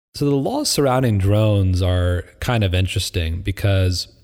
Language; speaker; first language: English; native; English